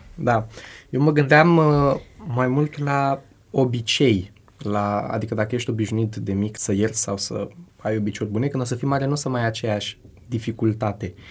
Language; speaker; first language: Romanian; early bilingual, heritage; Romanian